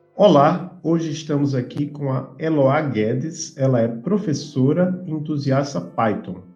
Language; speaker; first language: Portuguese; native; Portuguese